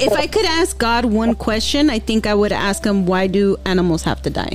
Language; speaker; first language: English; early bilingual, other home language; Spanish